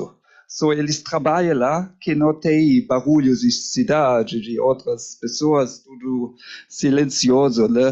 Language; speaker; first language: Portuguese; non-native, learner; German